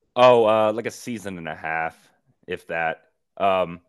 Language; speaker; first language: English; native; English